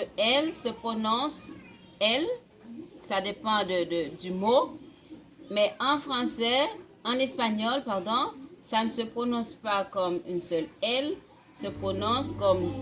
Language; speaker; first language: French; non-native, fluent; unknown